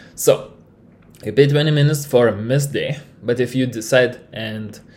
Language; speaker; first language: English; non-native, fluent; Lithuanian